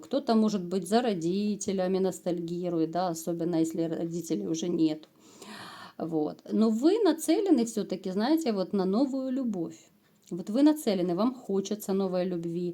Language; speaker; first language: Russian; native; Russian